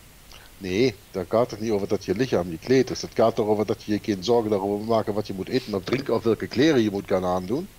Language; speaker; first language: Dutch; non-native, fluent; German